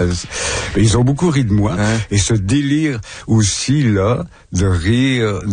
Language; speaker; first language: French; native; French